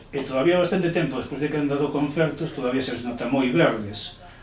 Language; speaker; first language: Galician; non-native, local second language; Spanish